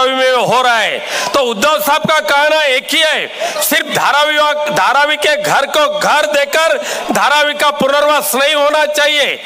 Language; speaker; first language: Hindi; non-native, local second language; Marathi